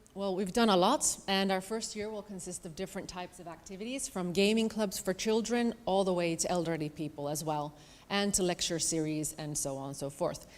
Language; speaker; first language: English; non-native, fluent; Finnish